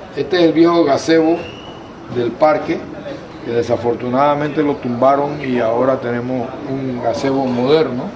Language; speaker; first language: Spanish; native; Spanish